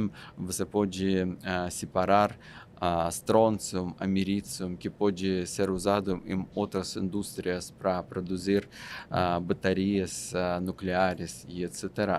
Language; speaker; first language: Portuguese; non-native, fluent; Russian